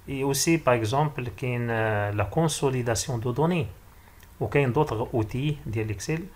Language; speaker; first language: French; non-native, local second language; Arabic